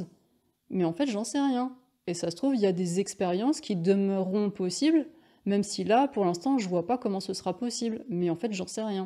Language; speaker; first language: French; native; French